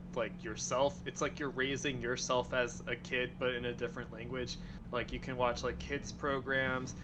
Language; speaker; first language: English; early bilingual, other home language; Spanish